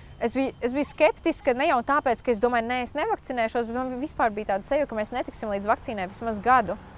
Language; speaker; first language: Latvian; native; Latvian